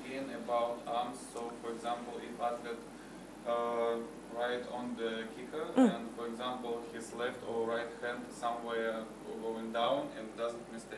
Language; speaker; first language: English; non-native, learner; Russian